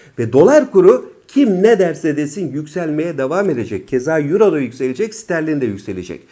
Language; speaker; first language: Turkish; native; Turkish